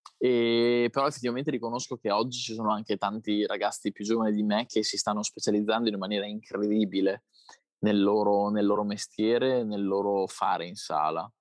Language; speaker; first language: Italian; native; Italian